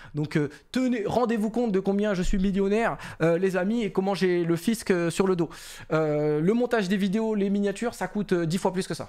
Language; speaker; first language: French; native; French